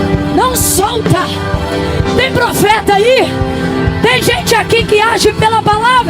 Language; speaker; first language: Portuguese; native; Portuguese